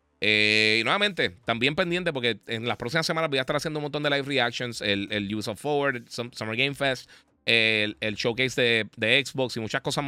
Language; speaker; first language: Spanish; native; Spanish